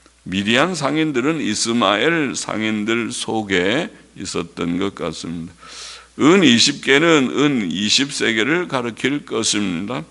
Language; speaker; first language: Korean; native; Korean